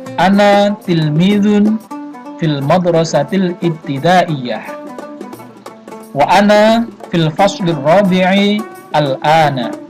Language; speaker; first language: Arabic; non-native, fluent; Indonesian